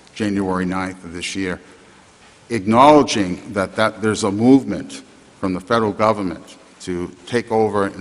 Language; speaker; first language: English; native; English